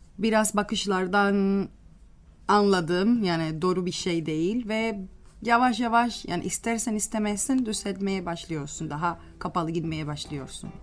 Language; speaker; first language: Turkish; non-native, fluent; Spanish